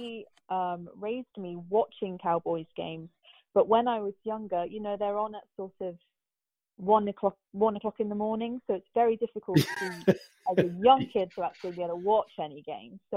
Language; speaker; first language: English; native; English